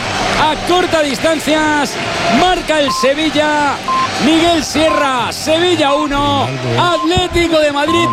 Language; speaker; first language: Spanish; native; Spanish